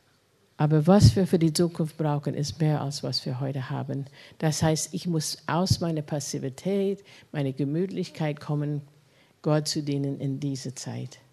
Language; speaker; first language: German; non-native, fluent; English